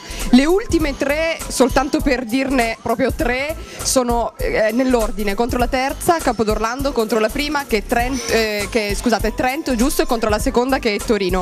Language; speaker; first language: Italian; native; Italian